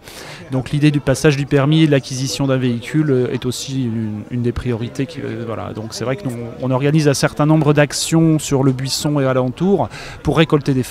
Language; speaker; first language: French; native; French